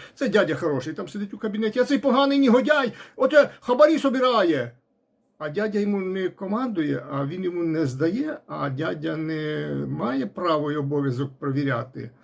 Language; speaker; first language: Ukrainian; non-native, local second language; Russian